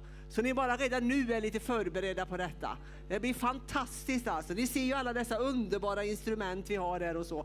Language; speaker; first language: Swedish; native; Swedish